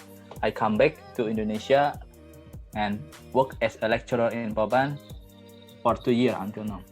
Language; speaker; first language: English; non-native, fluent; Indonesian